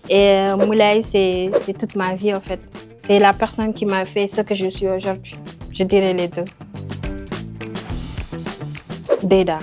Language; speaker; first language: French; non-native, local second language; Wolof